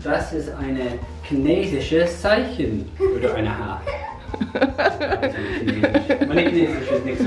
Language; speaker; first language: German; non-native, learner; English